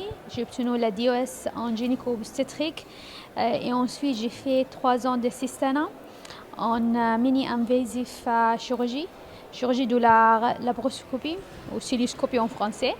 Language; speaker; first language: French; non-native, fluent; Arabic